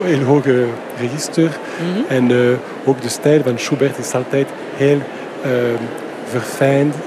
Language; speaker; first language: Dutch; non-native, fluent; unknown